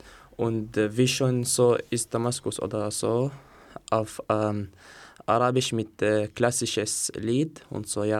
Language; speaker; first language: German; non-native, learner; Arabic